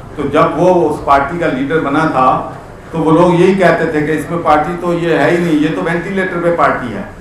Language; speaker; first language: Urdu; non-native, local second language; Punjabi